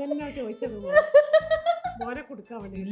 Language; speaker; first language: Malayalam; native; Malayalam